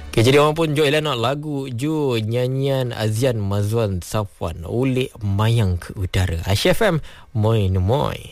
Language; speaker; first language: Malay; non-native, local second language; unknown